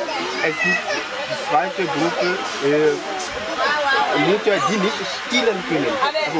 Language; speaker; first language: German; non-native, fluent; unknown